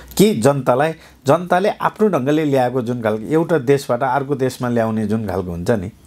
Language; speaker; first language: Nepali; non-native, local second language; Eastern Tamang